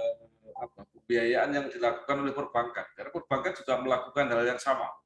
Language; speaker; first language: Indonesian; native; Indonesian